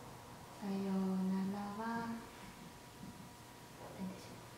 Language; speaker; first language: Japanese; non-native, fluent; Chinese